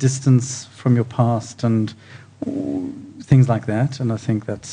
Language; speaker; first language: English; native; English